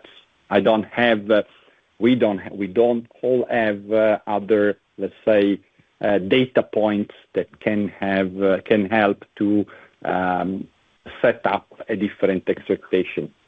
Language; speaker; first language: English; non-native, fluent; Italian